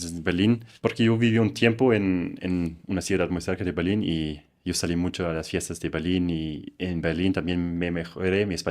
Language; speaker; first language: Spanish; non-native, fluent; German